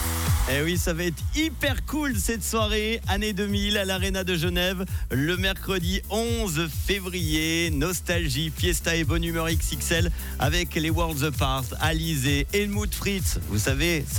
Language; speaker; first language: French; native; French